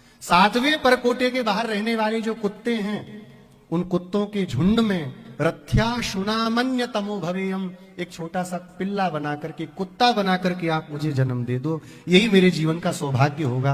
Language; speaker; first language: Hindi; native; Hindi